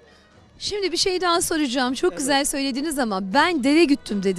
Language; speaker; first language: Turkish; native; Turkish